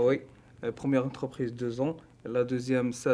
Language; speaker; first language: French; non-native, learner; Arabic